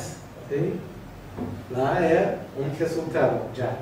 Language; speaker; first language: Portuguese; non-native, fluent; English